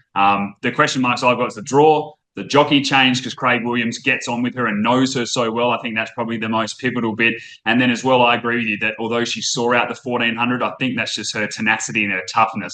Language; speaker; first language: English; native; English